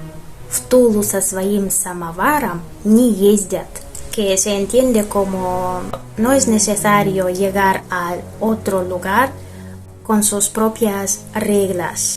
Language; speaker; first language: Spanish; non-native, fluent; Russian